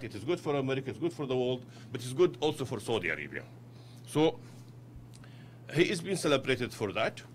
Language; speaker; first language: English; non-native, fluent; Arabic